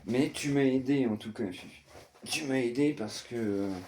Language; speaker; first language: French; native; French